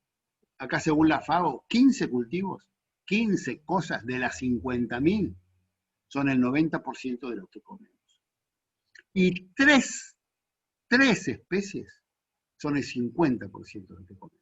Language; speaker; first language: Spanish; native; Spanish